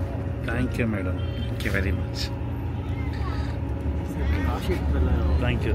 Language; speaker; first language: Kannada; native; Kannada